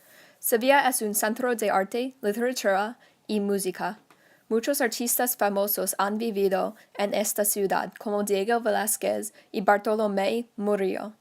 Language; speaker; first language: Spanish; non-native, learner; English